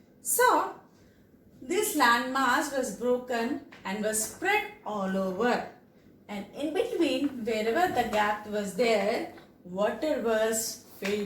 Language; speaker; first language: English; non-native, local second language; Telugu